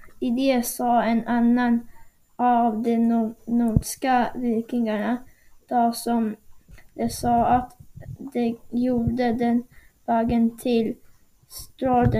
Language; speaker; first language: Swedish; non-native, learner; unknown